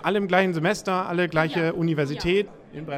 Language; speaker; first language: German; native; German